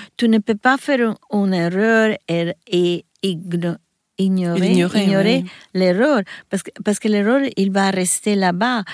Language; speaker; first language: French; non-native, learner; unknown